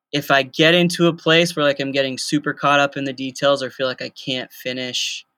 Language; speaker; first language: English; native; English